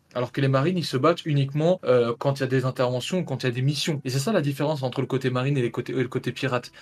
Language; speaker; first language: French; native; French